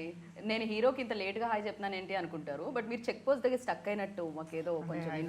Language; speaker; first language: Telugu; native; Telugu